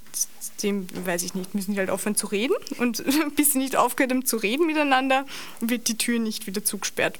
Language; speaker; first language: German; native; German